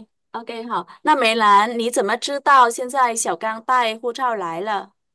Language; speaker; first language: Chinese; non-native, fluent; Vietnamese